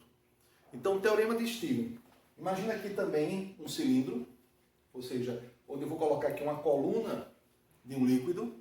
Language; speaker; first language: Portuguese; native; Portuguese